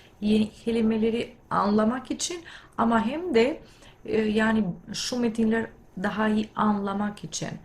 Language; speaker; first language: Turkish; non-native, fluent; Albanian